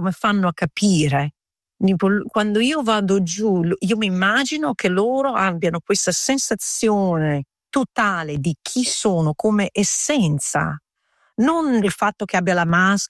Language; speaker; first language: Italian; early bilingual, heritage; Italian